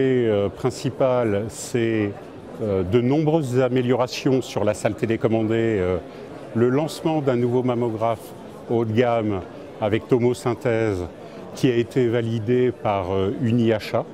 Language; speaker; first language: French; native; French